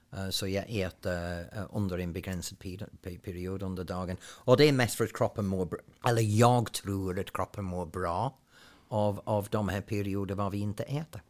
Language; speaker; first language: Swedish; non-native, fluent; English